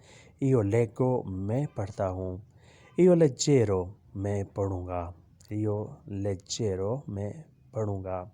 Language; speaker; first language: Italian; non-native, learner; Urdu